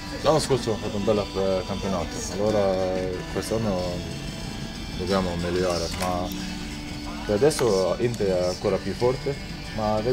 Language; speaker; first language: Italian; non-native, learner; Norwegian